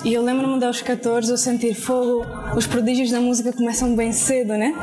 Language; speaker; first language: Portuguese; early bilingual, other home language; Spanish